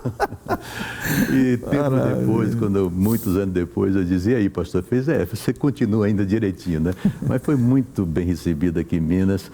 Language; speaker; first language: Portuguese; native; Portuguese